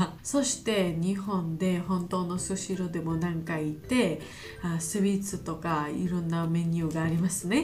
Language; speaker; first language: Japanese; non-native, learner; Georgian